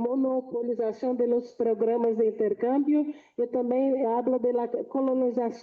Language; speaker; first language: Portuguese; non-native, fluent; Spanish